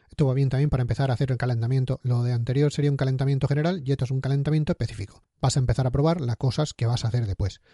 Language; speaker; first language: Spanish; native; Spanish